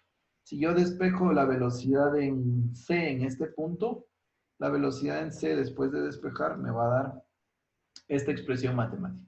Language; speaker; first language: Spanish; native; Spanish